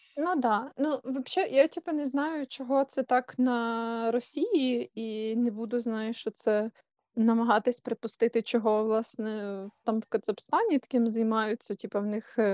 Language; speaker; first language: Ukrainian; non-native, local second language; Russian